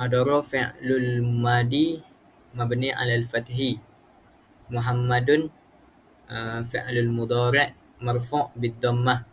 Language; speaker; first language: Arabic; non-native, learner; Malay